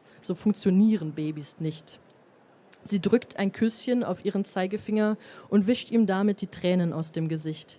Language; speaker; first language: German; native; German